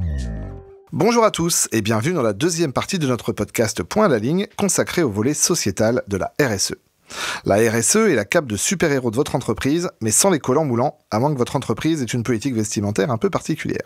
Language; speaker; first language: French; native; French